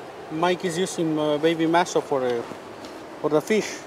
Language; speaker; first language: English; non-native, learner; Spanish